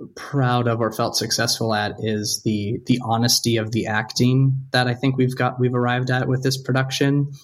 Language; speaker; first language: English; native; English